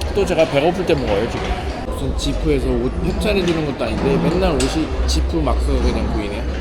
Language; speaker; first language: Korean; native; Korean